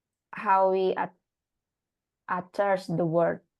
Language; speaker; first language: English; non-native, learner; Indonesian